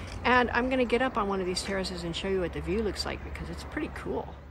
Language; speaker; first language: English; native; English